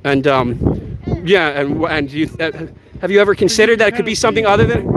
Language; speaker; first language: English; native; English